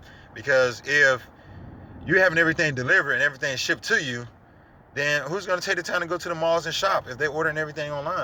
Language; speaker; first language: English; native; English